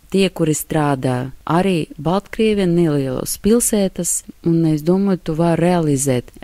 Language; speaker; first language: Latvian; non-native, local second language; Russian